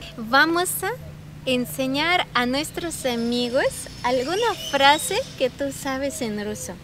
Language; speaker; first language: Spanish; non-native, fluent; Ukrainian